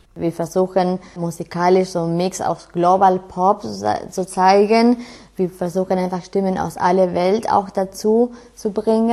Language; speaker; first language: German; non-native, fluent; Spanish